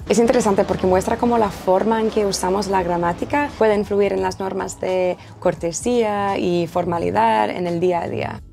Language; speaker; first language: Spanish; non-native, fluent; English